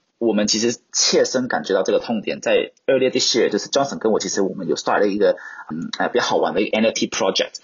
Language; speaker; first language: Chinese; non-native, local second language; Cantonese